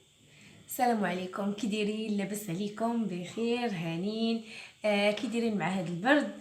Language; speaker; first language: Arabic; native; Arabic